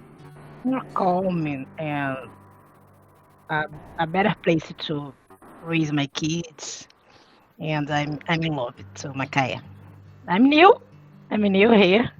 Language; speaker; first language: English; non-native, learner; Portuguese